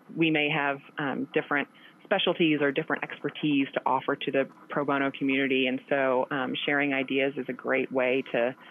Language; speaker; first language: English; native; English